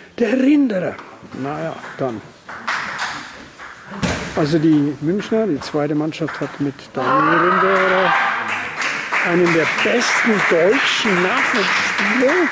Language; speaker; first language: German; native; German